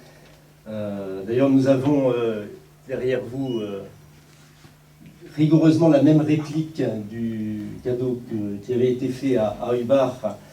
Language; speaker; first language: French; native; French